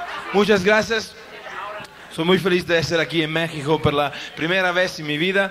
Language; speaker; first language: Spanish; non-native, learner; Italian